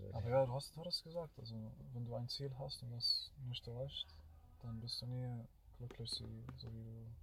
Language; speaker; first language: German; non-native, learner; Arabic